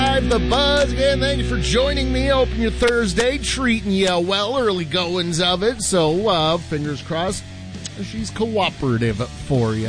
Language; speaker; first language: English; native; English